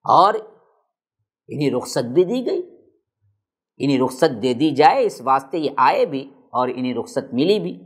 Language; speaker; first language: Urdu; native; Urdu